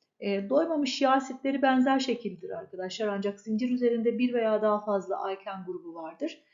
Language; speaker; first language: Turkish; native; Turkish